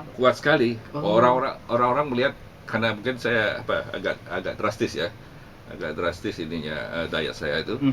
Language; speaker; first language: Indonesian; non-native, local second language; Javanese